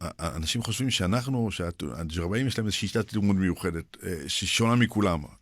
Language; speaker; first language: Hebrew; early bilingual, other home language; Arabic